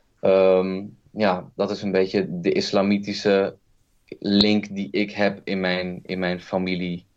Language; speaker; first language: Dutch; early bilingual, other home language; Kurdish